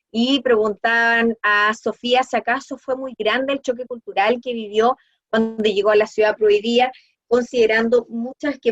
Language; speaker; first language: Spanish; native; Spanish